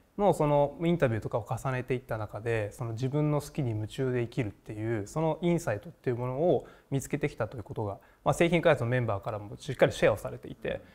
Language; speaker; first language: Japanese; native; Japanese